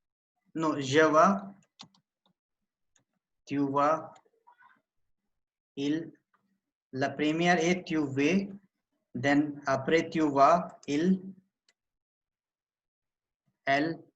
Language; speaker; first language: French; non-native, learner; Hindi